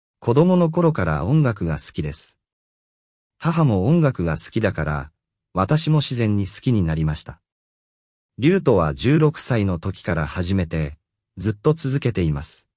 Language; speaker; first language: Japanese; non-native, fluent; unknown